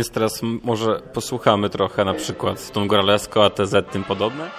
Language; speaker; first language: Polish; native; Polish